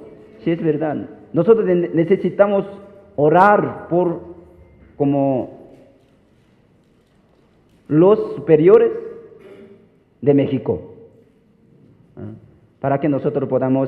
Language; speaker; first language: Spanish; non-native, fluent; Korean